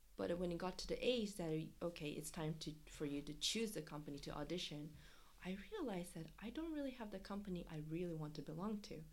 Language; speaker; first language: English; non-native, fluent; Japanese